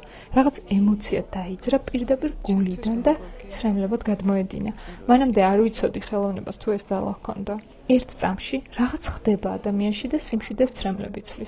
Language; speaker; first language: Georgian; native; Georgian